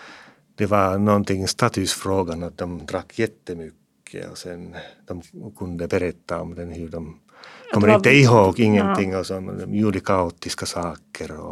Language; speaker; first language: Swedish; non-native, fluent; Finnish